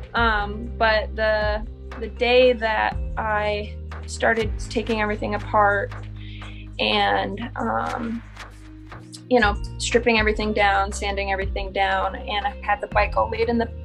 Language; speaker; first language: English; native; English